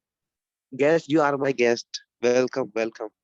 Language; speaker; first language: English; non-native, learner; Urdu